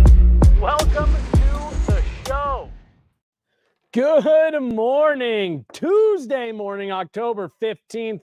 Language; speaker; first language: English; native; English